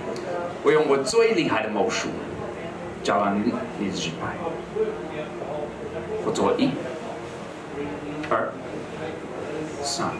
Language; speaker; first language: Chinese; non-native, learner; English